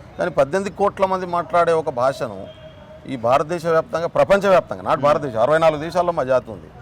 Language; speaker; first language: Telugu; non-native, local second language; Lambadi